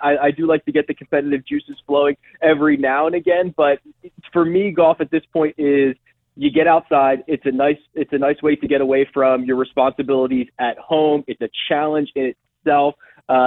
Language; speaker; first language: English; native; English